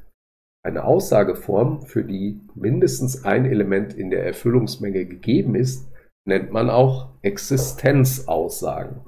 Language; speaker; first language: German; native; German